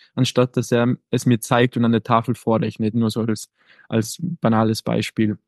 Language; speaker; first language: German; native; German